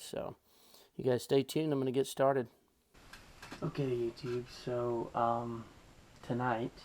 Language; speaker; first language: English; native; English